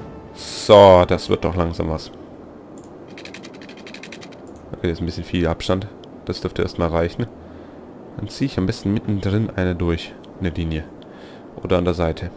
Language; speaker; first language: German; native; German